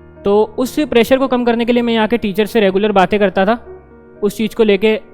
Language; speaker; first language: Hindi; native; Hindi